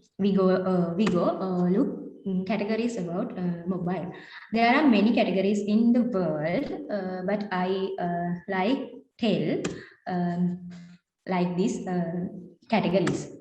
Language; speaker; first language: English; non-native, learner; Sinhala